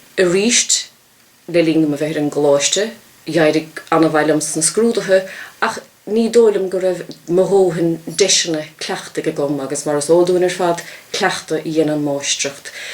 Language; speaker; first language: Irish; non-native, local second language; English